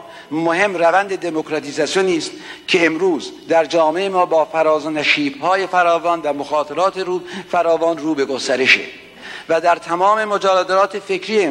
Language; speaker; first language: Persian; native; Persian